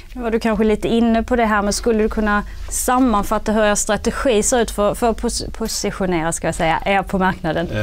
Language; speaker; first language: Swedish; native; Swedish